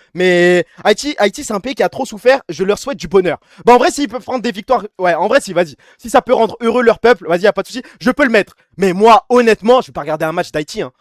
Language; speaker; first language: French; early bilingual, other home language; Arabic